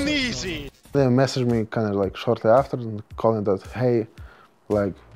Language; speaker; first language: English; non-native, fluent; Russian